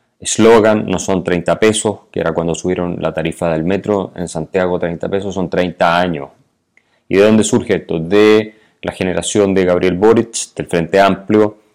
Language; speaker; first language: Spanish; native; Spanish